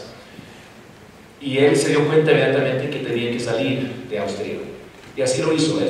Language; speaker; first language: Spanish; non-native, fluent; English